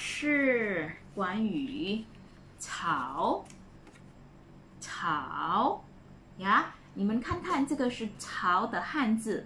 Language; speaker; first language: Chinese; non-native, fluent; Indonesian